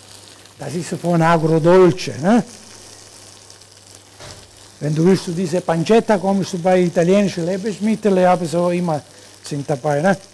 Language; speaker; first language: German; non-native, learner; Italian